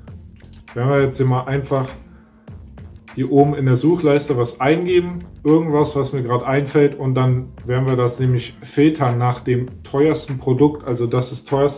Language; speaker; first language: German; native; German